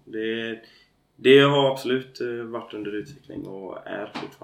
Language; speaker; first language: Swedish; native; Swedish